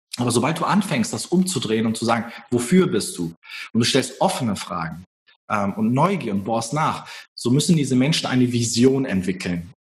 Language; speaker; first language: German; early bilingual, other home language; Turkish